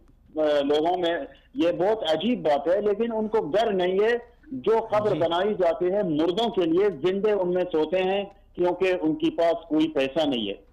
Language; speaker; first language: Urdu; non-native, learner; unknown